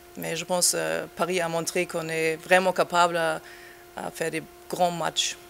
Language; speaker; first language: French; non-native, fluent; German